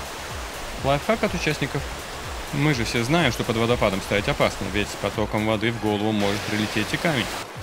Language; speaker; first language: Russian; native; Russian